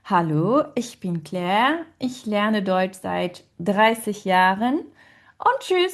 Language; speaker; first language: German; non-native, fluent; French